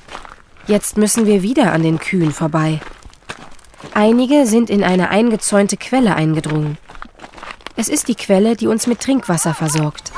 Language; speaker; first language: German; native; German